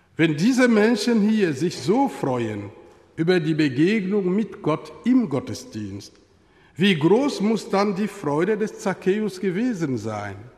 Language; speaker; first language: German; non-native, fluent; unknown